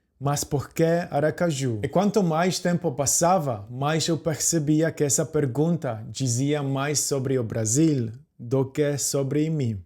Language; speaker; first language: Portuguese; non-native, fluent; Polish